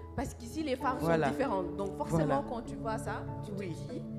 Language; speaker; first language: French; early bilingual, other home language; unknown